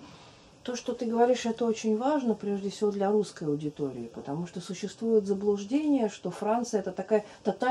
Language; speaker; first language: Russian; native; Russian